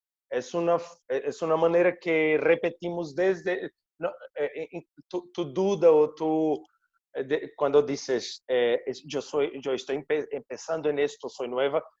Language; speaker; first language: Spanish; non-native, fluent; Portuguese